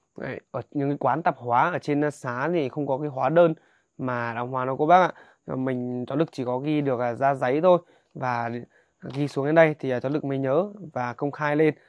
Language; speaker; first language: Vietnamese; non-native, local second language; Hmong